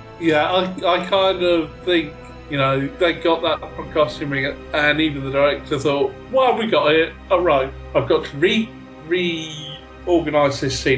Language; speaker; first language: English; native; English